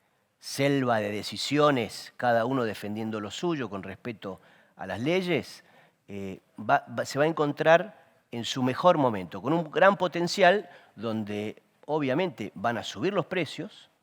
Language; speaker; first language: Spanish; native; Spanish